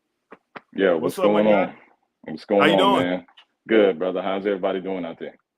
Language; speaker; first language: English; native; English